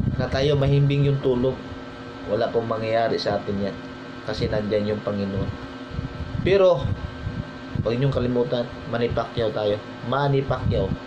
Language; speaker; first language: Filipino; non-native, local second language; Cebuano